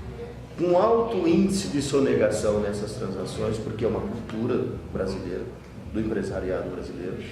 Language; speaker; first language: Portuguese; native; Portuguese